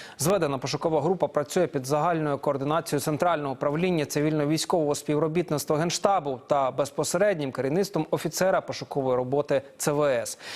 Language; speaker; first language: Ukrainian; native; Ukrainian